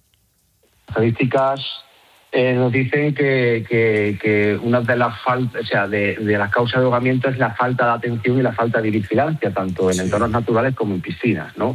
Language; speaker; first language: Spanish; native; Spanish